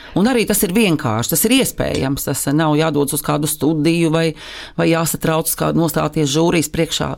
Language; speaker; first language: Latvian; native; Latvian